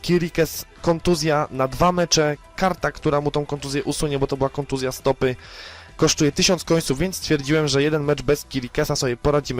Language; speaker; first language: Polish; native; Polish